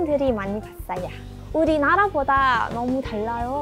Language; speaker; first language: Korean; non-native, learner; Indonesian